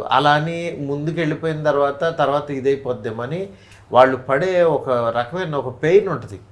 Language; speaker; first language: Telugu; native; Telugu